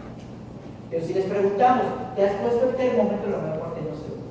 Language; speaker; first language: Spanish; native; Spanish